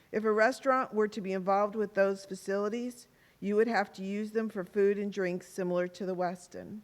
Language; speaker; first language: English; native; English